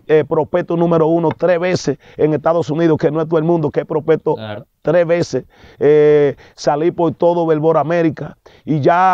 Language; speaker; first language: Spanish; native; Spanish